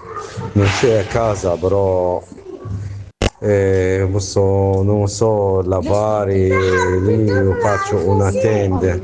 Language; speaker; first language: Italian; non-native, learner; Arabic